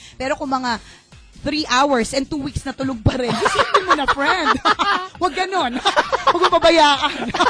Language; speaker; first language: Filipino; native; Filipino